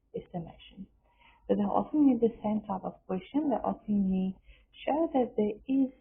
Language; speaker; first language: English; non-native, local second language; Afrikaans